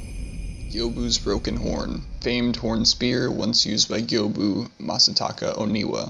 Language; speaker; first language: English; native; English